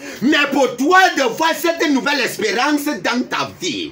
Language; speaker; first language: French; non-native, local second language; English